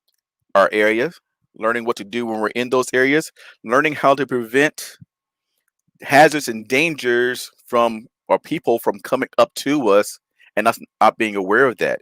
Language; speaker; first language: English; native; English